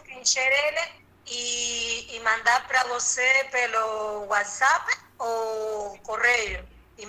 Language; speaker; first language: Portuguese; non-native, learner; Spanish